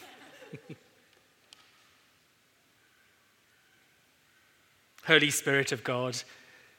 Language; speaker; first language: English; native; English